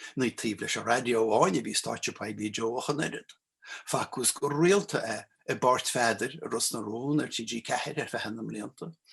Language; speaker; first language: Irish; native; Irish